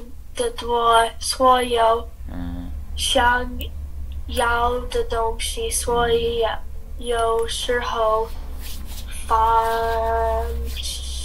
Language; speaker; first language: Chinese; non-native, learner; English